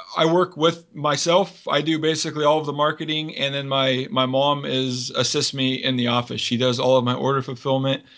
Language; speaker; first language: English; native; English